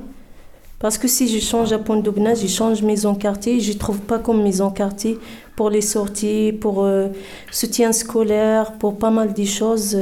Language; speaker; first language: French; non-native, learner; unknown